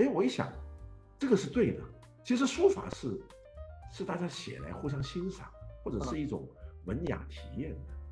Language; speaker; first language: Chinese; non-native, local second language; Cantonese